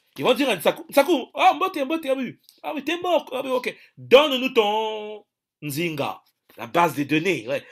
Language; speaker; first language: French; non-native, local second language; Kongo